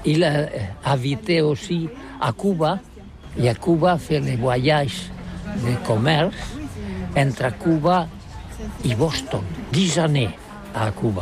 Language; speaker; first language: French; non-native, learner; Catalan